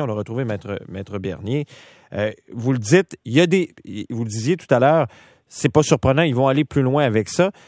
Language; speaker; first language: French; native; French